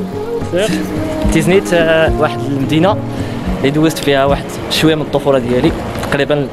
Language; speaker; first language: Arabic; native; Arabic